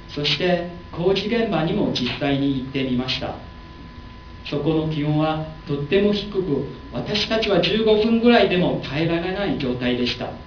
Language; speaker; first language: Japanese; non-native, learner; Chinese